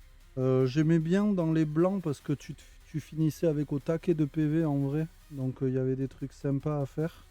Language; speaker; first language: French; native; French